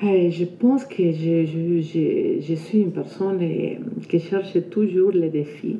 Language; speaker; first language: French; non-native, fluent; Spanish